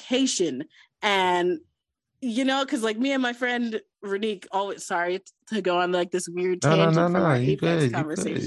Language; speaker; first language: English; native; English